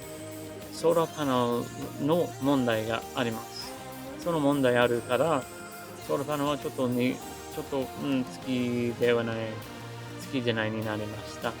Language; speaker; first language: Japanese; non-native, learner; English